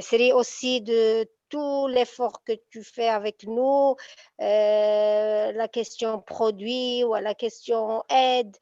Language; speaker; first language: French; non-native, local second language; Arabic